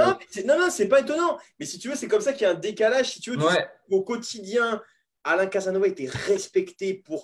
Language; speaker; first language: French; native; French